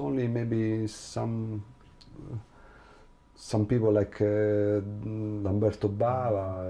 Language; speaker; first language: English; non-native, learner; Italian